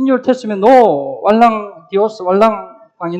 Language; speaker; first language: Filipino; non-native, learner; Korean